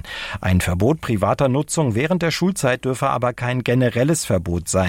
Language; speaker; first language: German; native; German